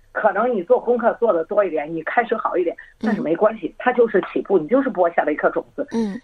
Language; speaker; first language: Chinese; native; Chinese